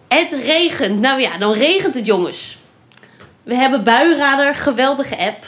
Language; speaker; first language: Dutch; native; Dutch